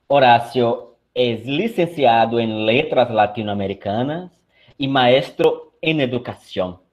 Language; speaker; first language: Spanish; non-native, fluent; Portuguese